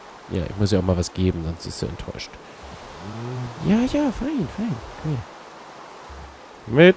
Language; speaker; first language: German; native; German